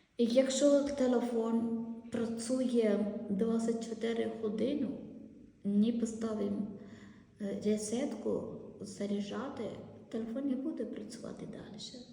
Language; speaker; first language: Ukrainian; non-native, learner; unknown